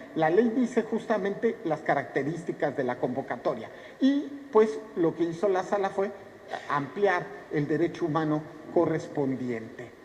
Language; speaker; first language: Spanish; native; Spanish